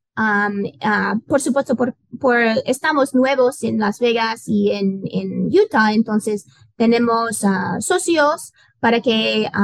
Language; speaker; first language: Spanish; non-native, learner; English